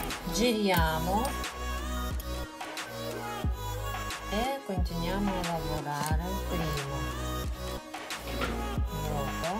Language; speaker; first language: Italian; non-native, fluent; Russian